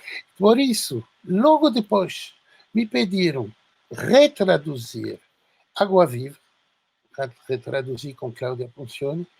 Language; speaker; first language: Portuguese; non-native, fluent; French